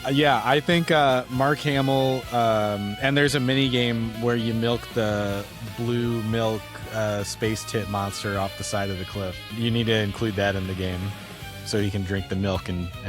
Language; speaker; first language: English; native; English